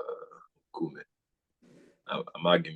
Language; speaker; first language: Igbo; early bilingual, heritage; English